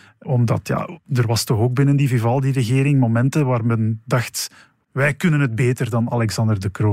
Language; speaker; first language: Dutch; native; Dutch